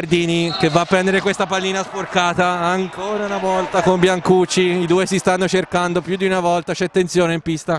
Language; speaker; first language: Italian; native; Italian